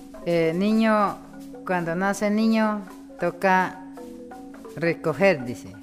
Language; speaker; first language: Spanish; non-native, local second language; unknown